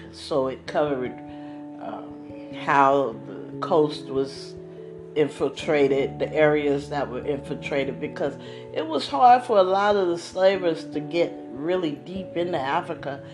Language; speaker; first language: English; native; English